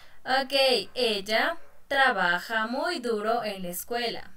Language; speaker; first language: Spanish; non-native, fluent; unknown